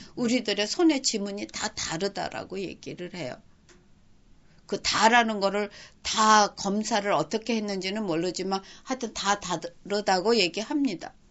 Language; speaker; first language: Korean; native; Korean